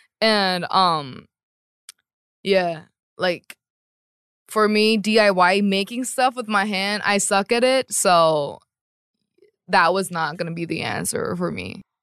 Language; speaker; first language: English; non-native, fluent; Korean